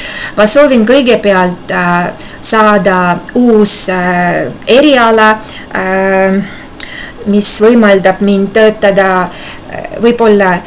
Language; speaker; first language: Estonian; non-native, local second language; Russian